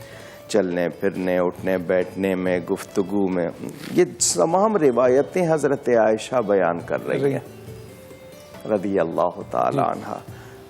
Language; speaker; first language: Urdu; native; Urdu